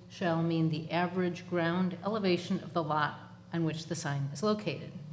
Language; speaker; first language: English; native; English